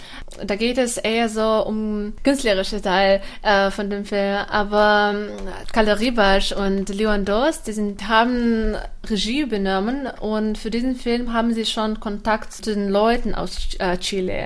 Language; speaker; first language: German; non-native, fluent; Russian